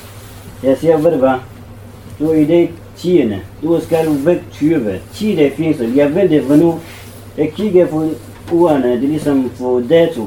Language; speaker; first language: Danish; non-native, learner; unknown